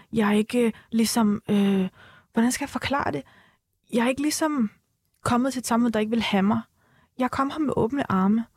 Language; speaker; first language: Danish; early bilingual, other home language; Turkish